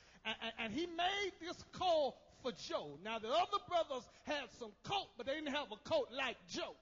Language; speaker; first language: English; native; English